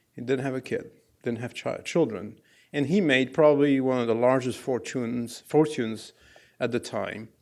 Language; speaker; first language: English; non-native, fluent; Arabic